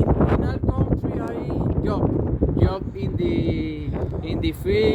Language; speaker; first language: English; non-native, learner; Spanish